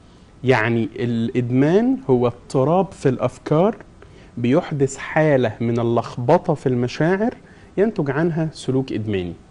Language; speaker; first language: Arabic; native; Arabic